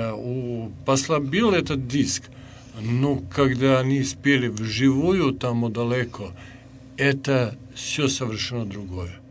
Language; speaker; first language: Russian; non-native, fluent; Serbian